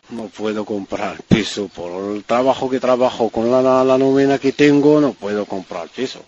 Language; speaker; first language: Spanish; non-native, learner; Arabic